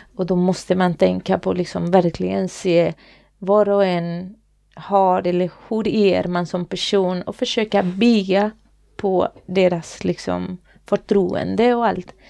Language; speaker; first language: Swedish; non-native, fluent; Spanish